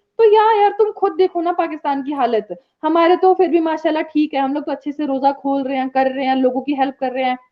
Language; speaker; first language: Hindi; non-native, local second language; Kashmiri